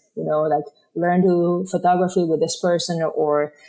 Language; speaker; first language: English; non-native, fluent; Spanish